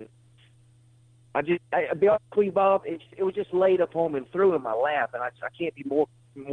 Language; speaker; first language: English; native; English